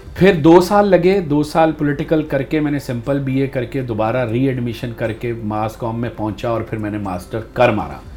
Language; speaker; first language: Urdu; native; Urdu